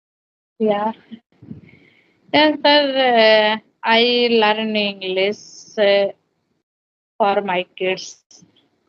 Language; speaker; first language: English; non-native, learner; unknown